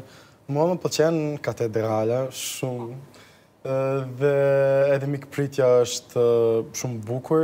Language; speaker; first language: Albanian; non-native, learner; Serbian